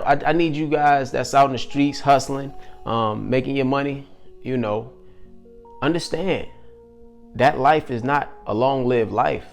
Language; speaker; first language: English; native; English